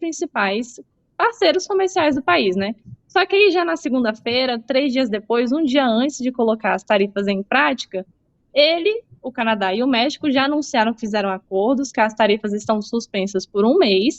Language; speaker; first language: Portuguese; native; Portuguese